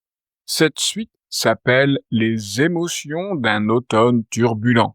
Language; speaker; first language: French; native; French